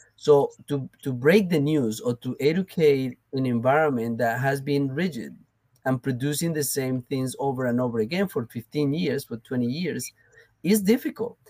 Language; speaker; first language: English; non-native, fluent; Spanish